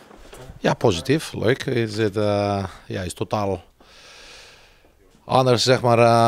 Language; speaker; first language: Dutch; non-native, fluent; Greek